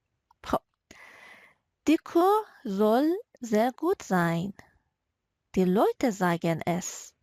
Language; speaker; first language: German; non-native, fluent; Persian